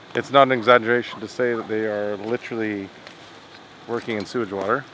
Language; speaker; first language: English; native; English